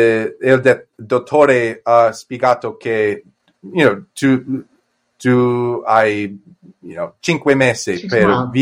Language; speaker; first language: Italian; non-native, learner; English